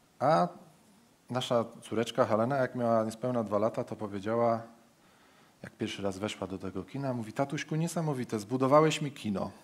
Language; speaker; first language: Polish; native; Polish